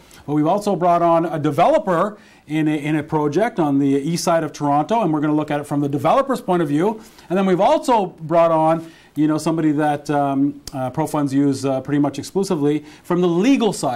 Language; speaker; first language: English; native; English